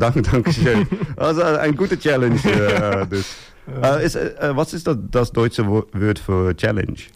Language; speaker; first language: German; non-native, learner; Dutch